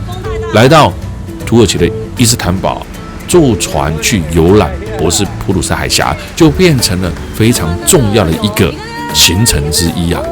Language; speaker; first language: Chinese; native; Chinese